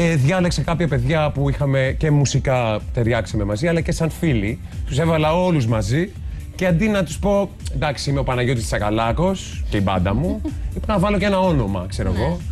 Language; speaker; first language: Greek; early bilingual, heritage; Greek